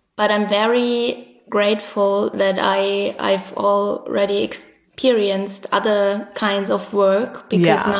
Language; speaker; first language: English; non-native, fluent; German